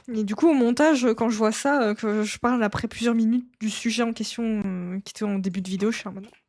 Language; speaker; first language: French; native; French